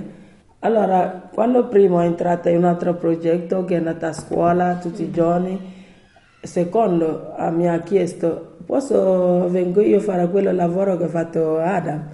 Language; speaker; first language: Italian; non-native, learner; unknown